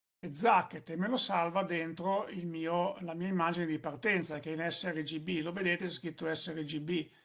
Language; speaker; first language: Italian; native; Italian